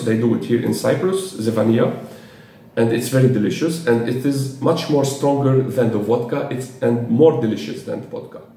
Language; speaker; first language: English; non-native, fluent; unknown